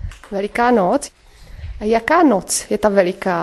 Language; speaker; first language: Czech; native; Czech